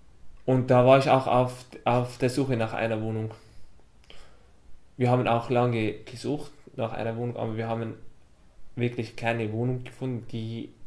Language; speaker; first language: German; non-native, fluent; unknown